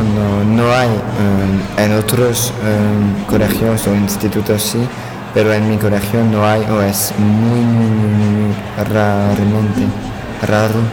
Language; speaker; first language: Spanish; non-native, learner; French